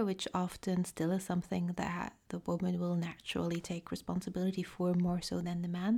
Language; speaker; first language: English; non-native, fluent; French